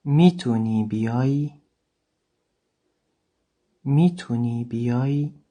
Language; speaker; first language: Persian; non-native, fluent; Central Kurdish